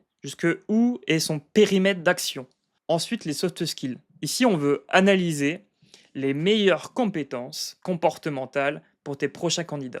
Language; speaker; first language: French; native; French